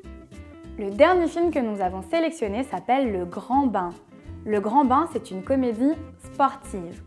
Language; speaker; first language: French; native; French